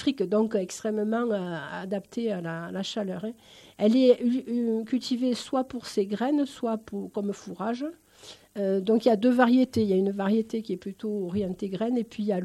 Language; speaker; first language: French; native; French